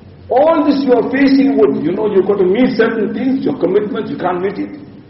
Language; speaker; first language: English; native; English